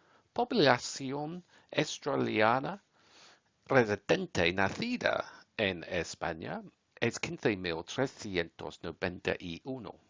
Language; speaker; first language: Spanish; non-native, learner; English